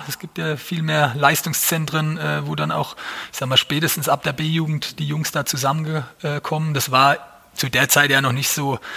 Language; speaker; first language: German; native; German